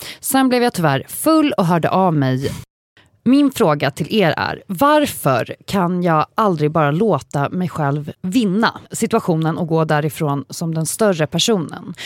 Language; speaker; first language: Swedish; native; Swedish